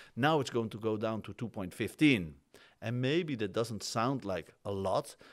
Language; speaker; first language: English; non-native, fluent; Dutch